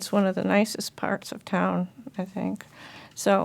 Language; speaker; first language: English; native; English